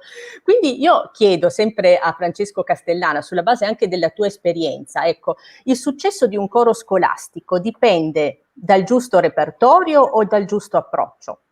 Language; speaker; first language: Italian; native; Italian